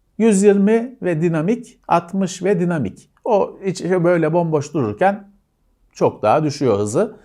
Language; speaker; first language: Turkish; native; Turkish